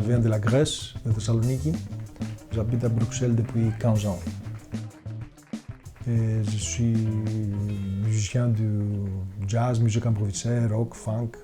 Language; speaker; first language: French; non-native, fluent; Greek